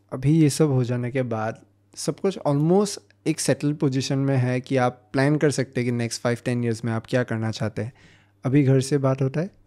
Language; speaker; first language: Hindi; non-native, local second language; Assamese